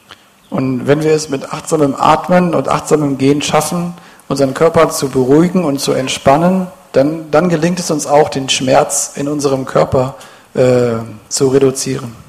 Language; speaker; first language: German; native; German